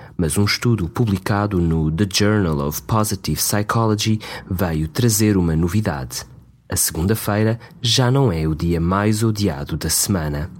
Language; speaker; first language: Portuguese; native; Portuguese